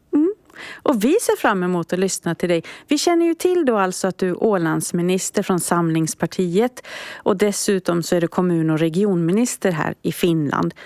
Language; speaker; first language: Swedish; native; Swedish